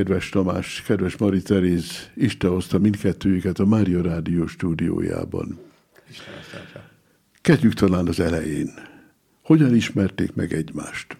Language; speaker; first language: Hungarian; native; Hungarian